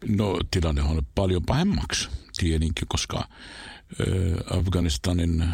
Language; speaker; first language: Finnish; non-native, fluent; Arabic